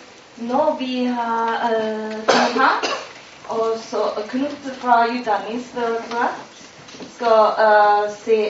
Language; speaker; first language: Norwegian; non-native, fluent; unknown